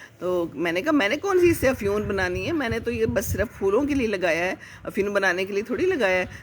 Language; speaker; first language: Urdu; native; Urdu